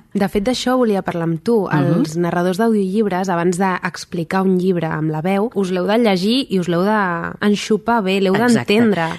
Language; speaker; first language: Catalan; native; Catalan